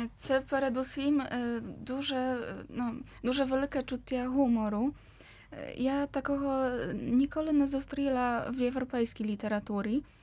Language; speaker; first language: Ukrainian; non-native, fluent; Polish